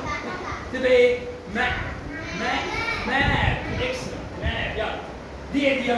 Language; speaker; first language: Arabic; native; Arabic